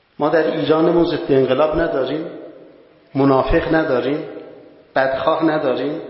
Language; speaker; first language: Persian; non-native, local second language; Azerbaijani